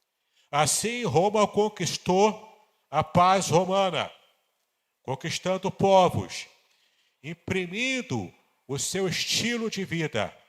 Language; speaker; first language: Portuguese; native; Portuguese